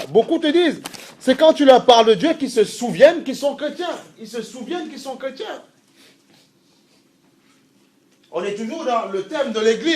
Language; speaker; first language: French; native; French